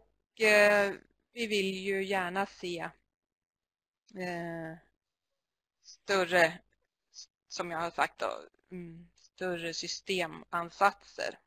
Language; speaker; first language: Swedish; native; Swedish